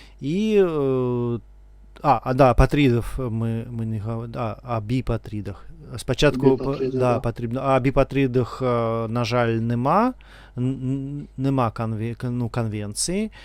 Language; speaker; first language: Ukrainian; non-native, learner; Russian